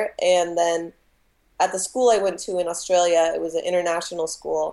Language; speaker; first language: English; native; English